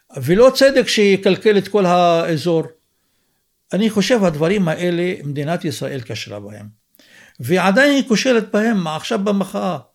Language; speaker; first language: Hebrew; non-native, local second language; Arabic